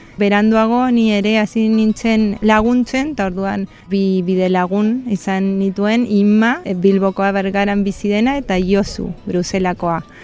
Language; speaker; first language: Basque; non-native, fluent; Spanish